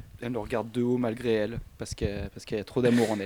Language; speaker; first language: French; native; French